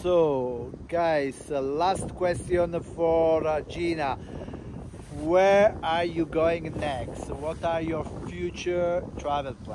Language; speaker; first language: English; non-native, fluent; Italian